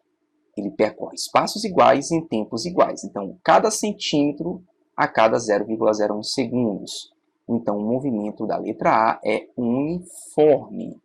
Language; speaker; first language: Portuguese; native; Portuguese